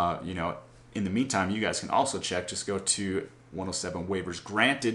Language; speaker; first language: English; native; English